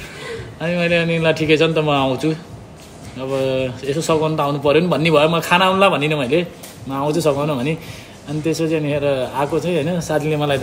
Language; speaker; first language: Nepali; native; Nepali